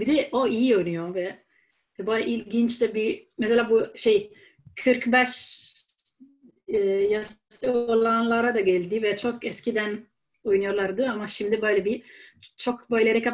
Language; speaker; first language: Turkish; non-native, fluent; Italian